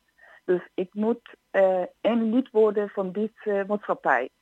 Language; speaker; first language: Dutch; non-native, fluent; Persian